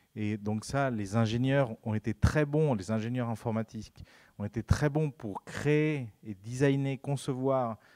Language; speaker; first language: French; non-native, fluent; Spanish